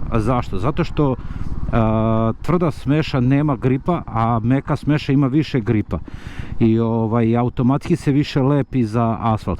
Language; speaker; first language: Serbian; native; Serbian